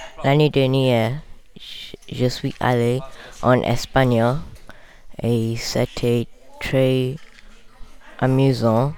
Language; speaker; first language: French; non-native, learner; English